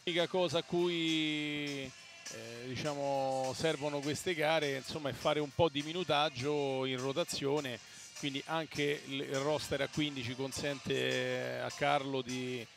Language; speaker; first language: Italian; native; Italian